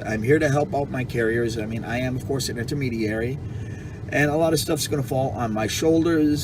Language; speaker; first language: English; native; English